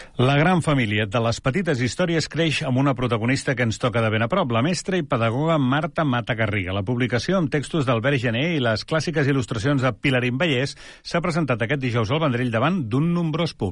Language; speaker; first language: Catalan; native; Catalan